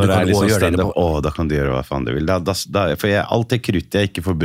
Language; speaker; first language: Norwegian; native; Norwegian